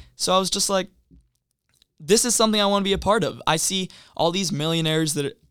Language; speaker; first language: English; native; English